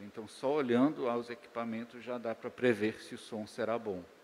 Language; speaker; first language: Portuguese; native; Portuguese